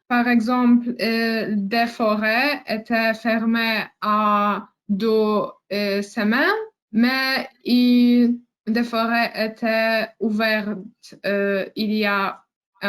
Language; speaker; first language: French; non-native, learner; Polish